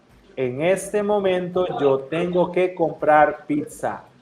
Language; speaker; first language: Spanish; non-native, fluent; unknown